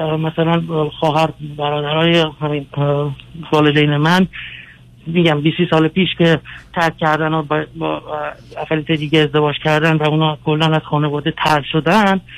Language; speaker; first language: Persian; early bilingual, other home language; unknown